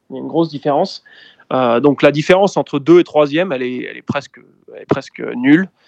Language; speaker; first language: French; native; French